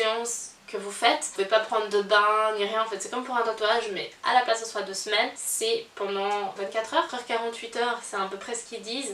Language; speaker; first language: French; native; French